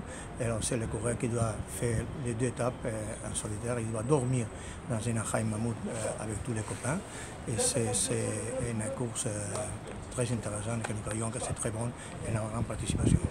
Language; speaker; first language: French; non-native, fluent; Spanish